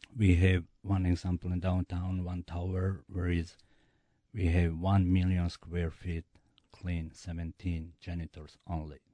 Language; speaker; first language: English; non-native, learner; Bosnian